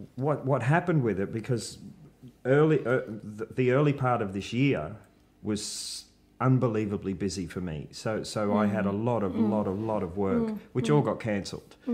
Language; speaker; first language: English; native; English